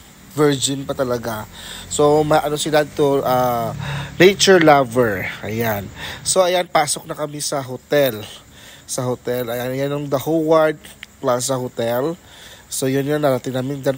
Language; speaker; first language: Filipino; non-native, local second language; Hiligaynon